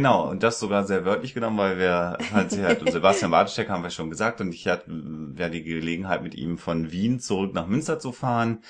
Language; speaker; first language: German; native; German